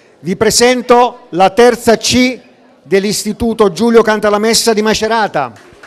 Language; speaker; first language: Italian; native; Italian